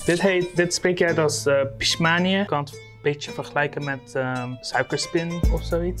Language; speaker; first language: Dutch; early bilingual, other home language; Turkish